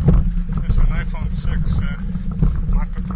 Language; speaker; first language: Portuguese; non-native, learner; English